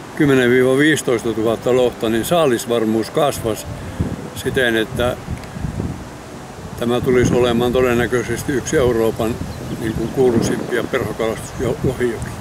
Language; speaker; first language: Finnish; native; Finnish